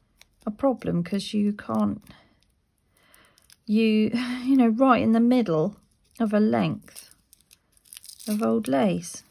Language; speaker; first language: English; native; English